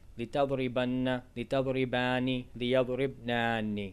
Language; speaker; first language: Arabic; non-native, fluent; English